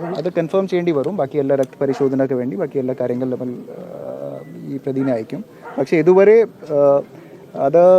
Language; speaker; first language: Malayalam; non-native, learner; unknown